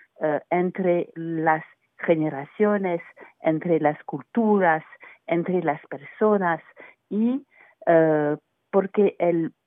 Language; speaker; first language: Spanish; non-native, fluent; French